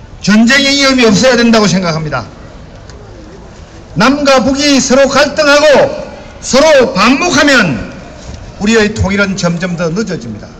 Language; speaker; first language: Korean; native; Korean